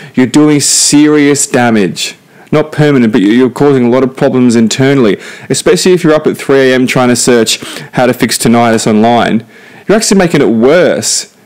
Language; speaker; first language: English; native; English